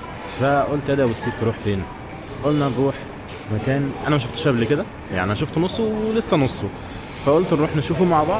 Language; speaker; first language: Arabic; native; Arabic